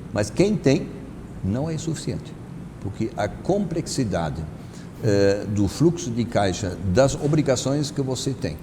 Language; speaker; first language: Portuguese; non-native, fluent; German